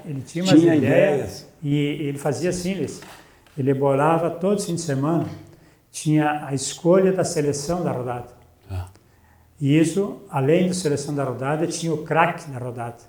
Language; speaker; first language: Portuguese; native; Portuguese